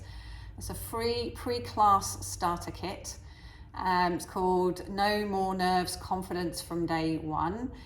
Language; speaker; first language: English; native; English